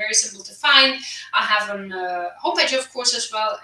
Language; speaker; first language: English; non-native, fluent; German